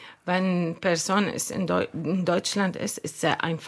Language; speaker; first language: German; non-native, fluent; Arabic